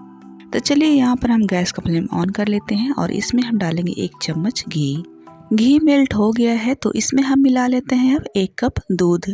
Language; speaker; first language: Hindi; native; Hindi